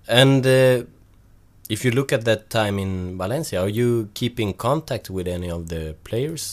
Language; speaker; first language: English; non-native, fluent; Swedish